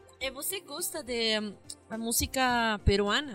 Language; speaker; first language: Portuguese; non-native, learner; Spanish